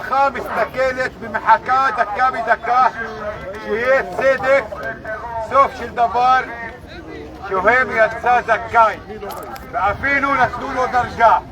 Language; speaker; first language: Hebrew; non-native, local second language; Arabic